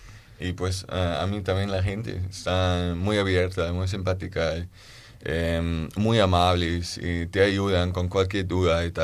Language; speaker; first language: Spanish; non-native, fluent; German